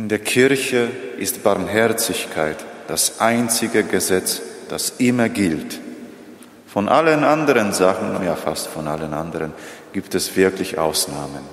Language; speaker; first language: German; non-native, fluent; Polish